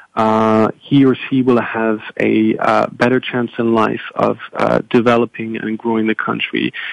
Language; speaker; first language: English; non-native, fluent; French